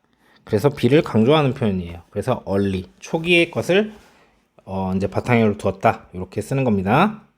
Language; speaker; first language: Korean; native; Korean